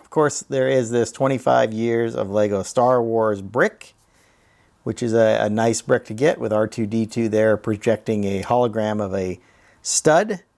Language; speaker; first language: English; native; English